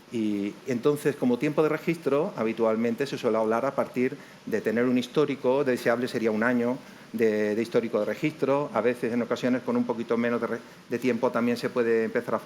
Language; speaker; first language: Spanish; native; Spanish